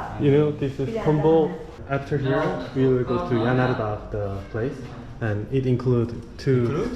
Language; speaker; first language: English; non-native, learner; Korean